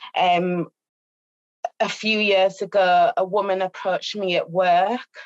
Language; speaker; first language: English; native; English